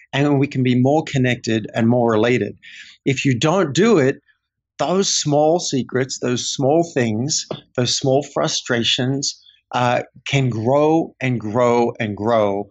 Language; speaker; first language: English; native; English